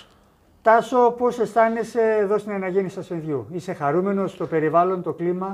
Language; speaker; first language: Greek; native; Greek